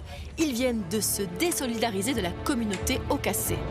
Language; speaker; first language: French; native; French